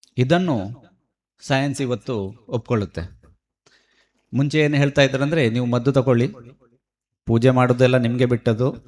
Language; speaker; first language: Kannada; native; Kannada